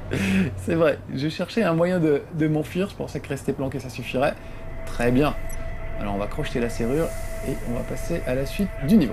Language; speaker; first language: French; native; French